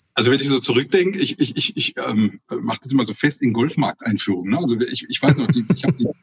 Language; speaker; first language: German; native; German